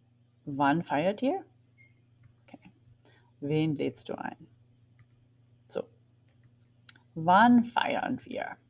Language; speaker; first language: German; non-native, fluent; English